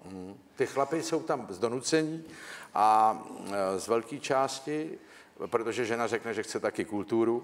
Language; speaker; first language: Czech; native; Czech